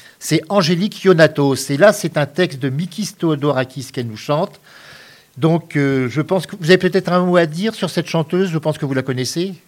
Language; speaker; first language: French; native; French